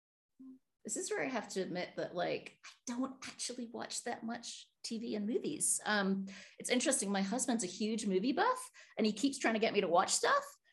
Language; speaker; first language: English; native; English